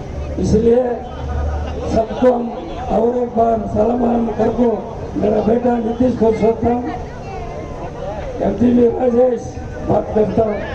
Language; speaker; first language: Hindi; non-native, local second language; Kannada